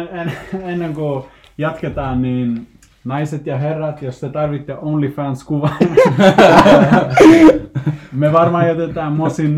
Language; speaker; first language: Finnish; non-native, learner; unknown